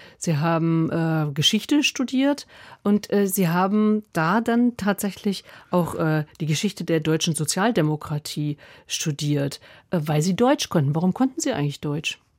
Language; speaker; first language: German; native; German